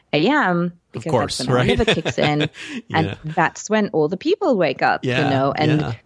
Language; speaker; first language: English; non-native, fluent; Luxembourgish